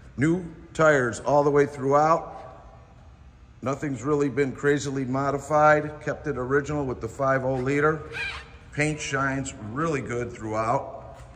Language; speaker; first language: English; native; English